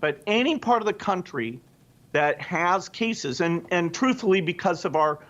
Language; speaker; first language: English; native; English